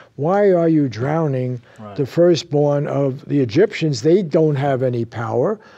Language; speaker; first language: English; native; English